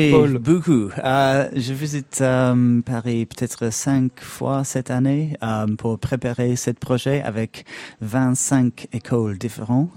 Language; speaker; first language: French; non-native, learner; English